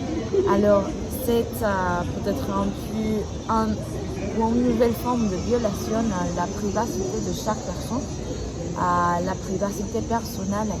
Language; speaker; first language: French; non-native, learner; Spanish